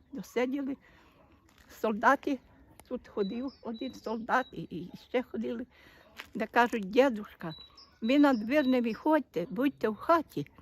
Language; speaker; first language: Ukrainian; native; Ukrainian